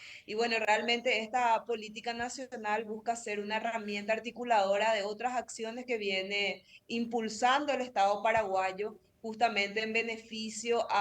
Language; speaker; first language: Spanish; native; Spanish